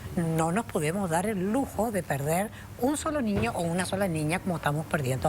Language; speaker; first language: Spanish; native; Spanish